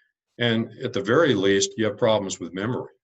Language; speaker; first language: English; native; English